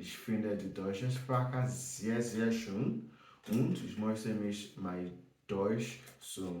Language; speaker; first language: German; non-native, learner; English